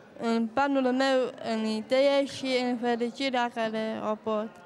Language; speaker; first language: Romanian; non-native, learner; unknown